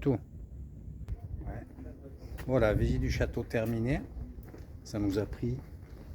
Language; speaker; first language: French; native; French